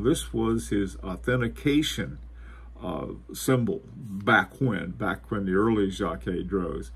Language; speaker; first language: English; native; English